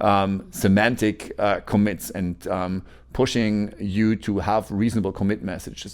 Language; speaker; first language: English; non-native, fluent; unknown